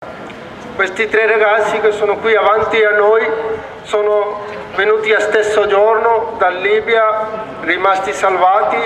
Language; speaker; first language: Italian; non-native, learner; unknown